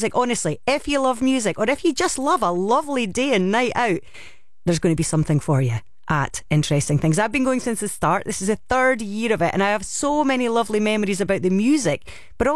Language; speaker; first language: English; native; English